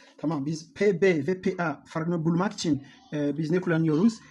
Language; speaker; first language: Turkish; non-native, learner; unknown